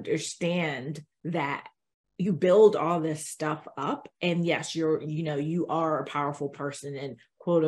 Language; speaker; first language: English; native; English